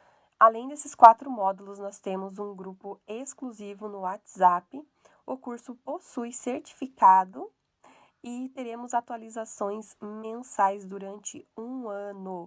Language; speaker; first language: Portuguese; native; Portuguese